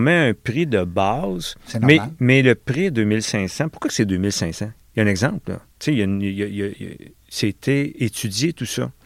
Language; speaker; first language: French; native; French